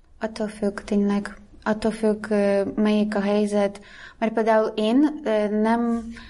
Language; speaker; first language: Hungarian; non-native, fluent; Russian